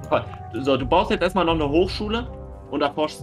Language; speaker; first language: German; native; German